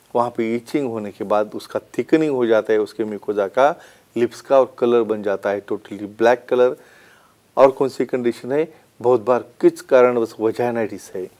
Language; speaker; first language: Hindi; non-native, local second language; Marathi